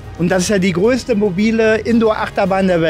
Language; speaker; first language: German; native; German